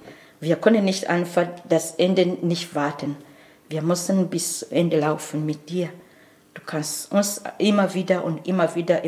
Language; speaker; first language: German; non-native, learner; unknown